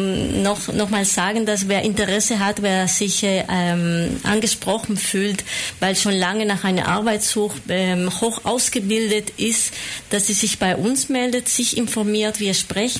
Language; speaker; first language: German; non-native, fluent; Spanish